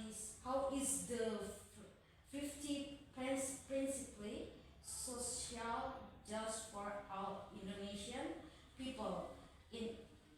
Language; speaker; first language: English; non-native, learner; Indonesian